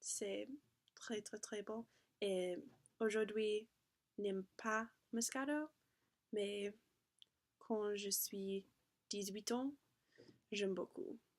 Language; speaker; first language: French; non-native, learner; English